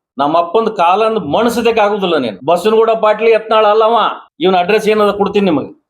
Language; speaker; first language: Kannada; native; Kannada